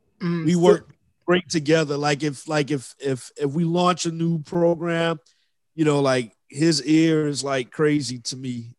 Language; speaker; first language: English; native; English